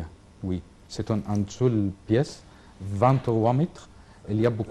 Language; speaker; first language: French; non-native, learner; Arabic